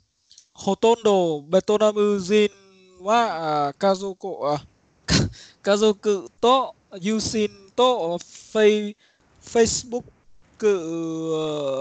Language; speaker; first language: Japanese; non-native, learner; Vietnamese